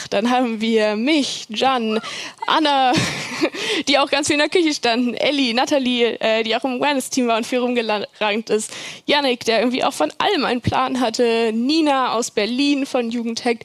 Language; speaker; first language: German; native; German